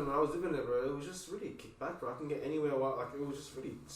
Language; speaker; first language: English; native; English